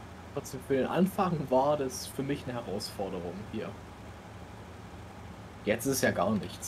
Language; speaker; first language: German; native; German